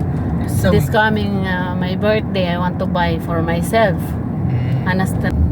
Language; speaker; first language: English; non-native, local second language; Filipino